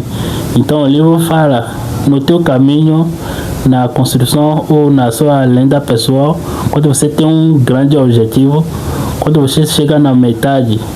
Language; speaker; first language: Portuguese; non-native, fluent; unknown